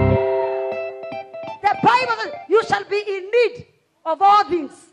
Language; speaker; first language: English; non-native, local second language; Swahili